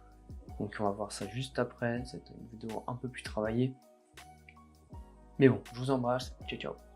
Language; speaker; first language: French; native; French